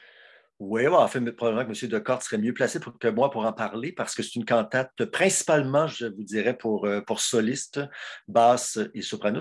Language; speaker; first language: French; native; French